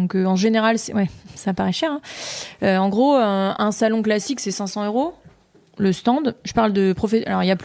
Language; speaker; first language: French; native; French